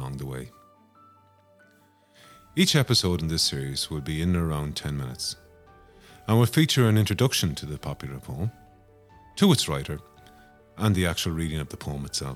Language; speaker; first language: English; native; English